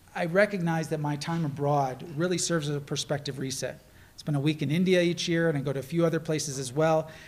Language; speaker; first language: English; native; English